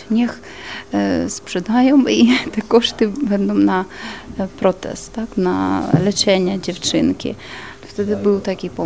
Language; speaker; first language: Polish; non-native, fluent; Ukrainian